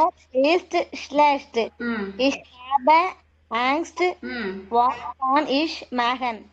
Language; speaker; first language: German; non-native, learner; Tamil